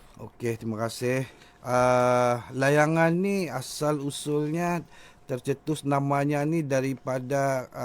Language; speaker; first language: Malay; native; Malay